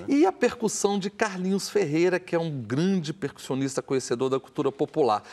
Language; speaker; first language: Portuguese; native; Portuguese